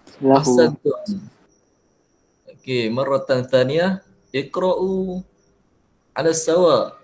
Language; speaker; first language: Arabic; non-native, fluent; Malay